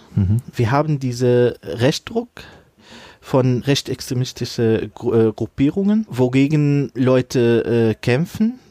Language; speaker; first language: German; non-native, fluent; Arabic